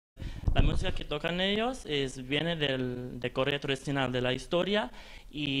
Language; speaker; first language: Spanish; non-native, fluent; English